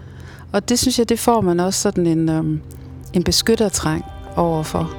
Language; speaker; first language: Danish; native; Danish